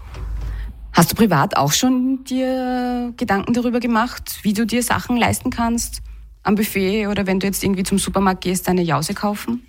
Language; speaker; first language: German; native; German